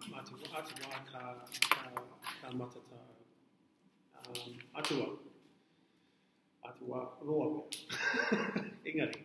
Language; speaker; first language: Māori; non-native, learner; English